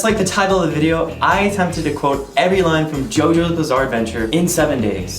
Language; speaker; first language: English; native; English